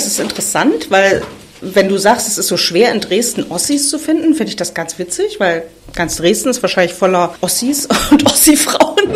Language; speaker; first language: German; native; German